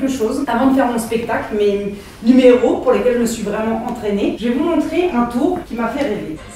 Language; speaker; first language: French; native; French